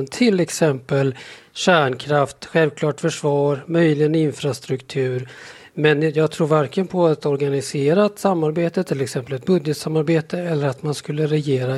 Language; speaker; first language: Swedish; native; Swedish